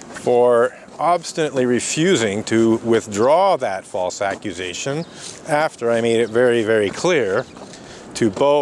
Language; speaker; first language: English; native; English